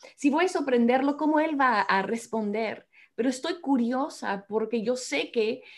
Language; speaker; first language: Spanish; non-native, fluent; English